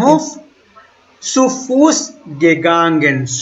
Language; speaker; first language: German; non-native, fluent; Hindi